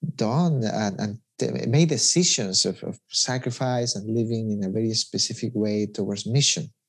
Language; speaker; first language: English; non-native, fluent; Spanish